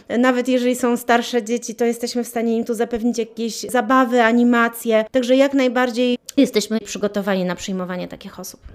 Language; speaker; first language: Polish; native; Polish